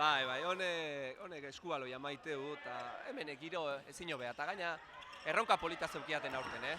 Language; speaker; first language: Basque; native; Basque